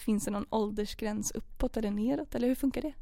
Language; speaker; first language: Swedish; native; Swedish